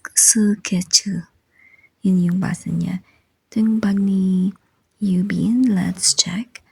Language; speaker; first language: Filipino; native; Filipino